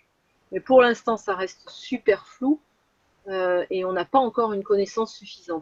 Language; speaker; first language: French; native; French